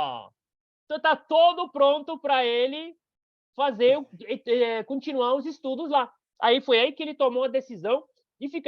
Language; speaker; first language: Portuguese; non-native, fluent; Arabic